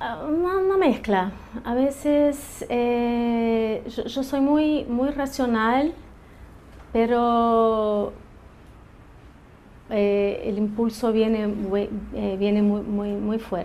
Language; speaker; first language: Spanish; early bilingual, heritage; Portuguese